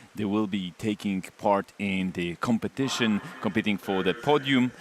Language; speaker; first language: English; non-native, fluent; Polish